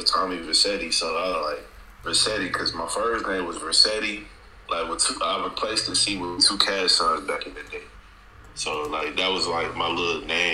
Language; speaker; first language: English; native; English